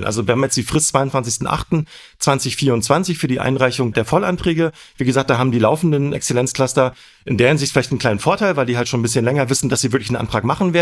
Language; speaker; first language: German; native; German